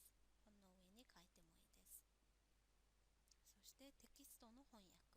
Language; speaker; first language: Japanese; non-native, fluent; Mongolian